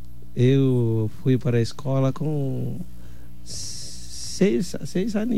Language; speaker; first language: Portuguese; non-native, fluent; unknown